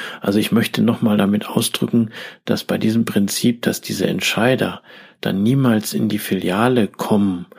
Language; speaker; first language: German; native; German